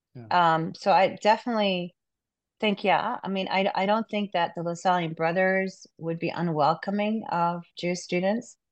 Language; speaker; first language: English; non-native, local second language; Urdu